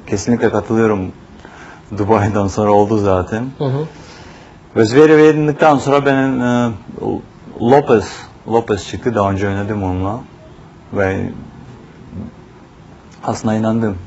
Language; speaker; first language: Turkish; non-native, fluent; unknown